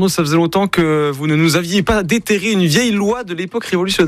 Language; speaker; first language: French; native; French